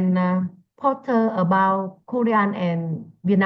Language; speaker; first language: English; non-native, learner; Vietnamese